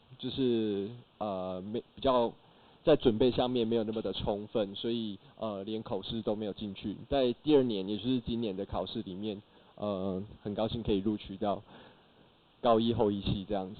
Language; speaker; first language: Chinese; native; Chinese